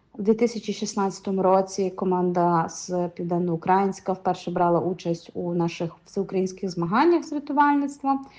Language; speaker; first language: Ukrainian; native; Ukrainian